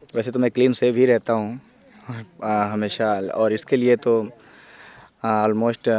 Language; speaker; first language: Hindi; native; Hindi